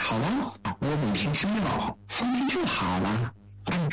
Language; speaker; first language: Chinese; non-native, learner; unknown